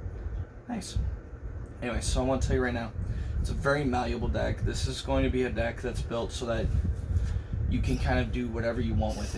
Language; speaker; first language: English; native; English